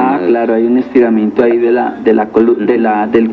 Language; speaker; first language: Spanish; native; Spanish